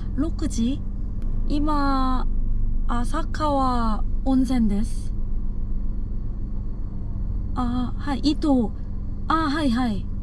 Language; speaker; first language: Japanese; non-native, learner; Korean